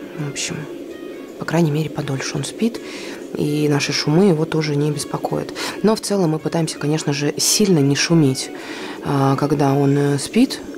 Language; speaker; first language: Russian; non-native, local second language; Latvian